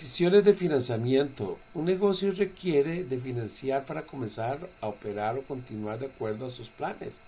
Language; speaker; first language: Spanish; native; Spanish